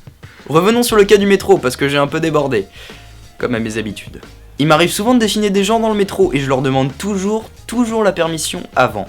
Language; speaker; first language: French; native; French